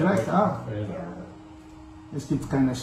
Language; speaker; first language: German; non-native, learner; Malagasy